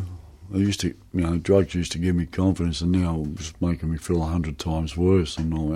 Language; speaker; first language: English; native; English